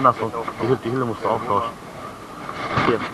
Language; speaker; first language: German; native; German